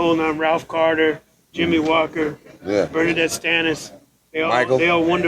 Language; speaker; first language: English; native; English